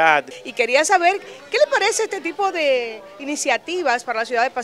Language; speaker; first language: Spanish; native; Spanish